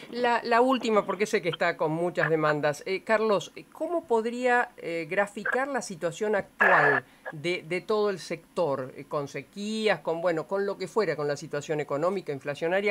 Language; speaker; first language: Spanish; native; Spanish